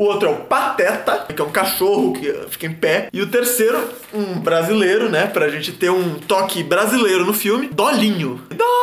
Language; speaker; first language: Portuguese; native; Portuguese